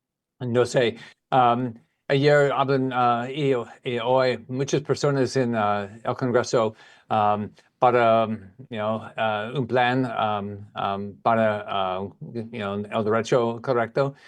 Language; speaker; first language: Spanish; non-native, learner; English